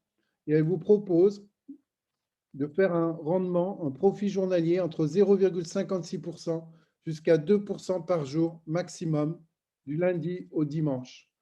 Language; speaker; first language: French; native; French